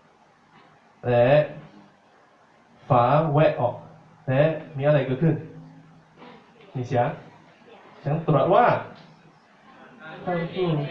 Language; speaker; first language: Thai; non-native, fluent; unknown